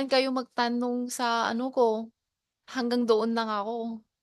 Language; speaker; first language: Filipino; non-native, learner; Chinese